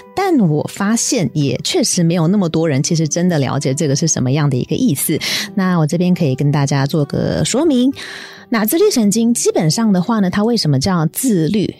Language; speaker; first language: Chinese; early bilingual, heritage; Chinese